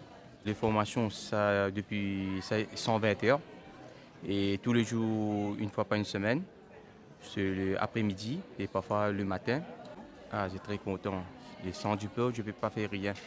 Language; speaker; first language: French; non-native, learner; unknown